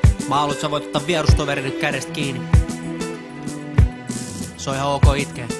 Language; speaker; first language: Finnish; native; Finnish